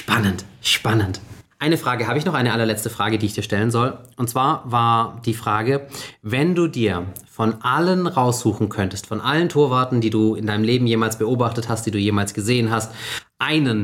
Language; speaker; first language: German; native; German